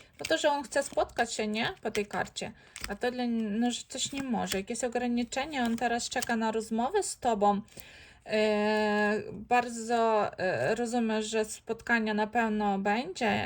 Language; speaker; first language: Polish; non-native, fluent; Ukrainian